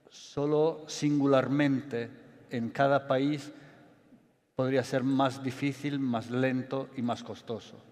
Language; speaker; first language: Spanish; non-native, fluent; Italian